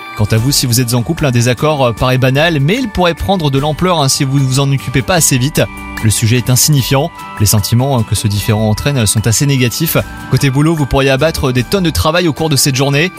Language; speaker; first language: French; native; French